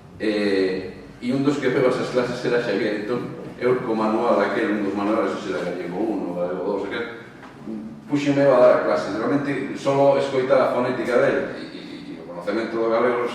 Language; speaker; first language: Galician; non-native, local second language; Spanish